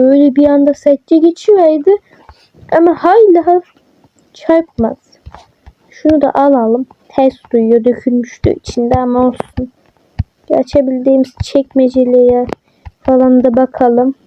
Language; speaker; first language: Turkish; native; Turkish